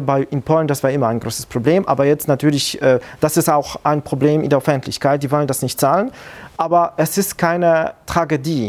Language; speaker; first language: German; non-native, fluent; Polish